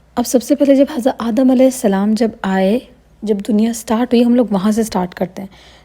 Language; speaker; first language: Urdu; native; Urdu